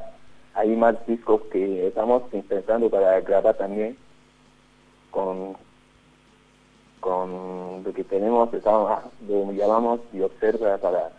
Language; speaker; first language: Spanish; non-native, learner; Yoruba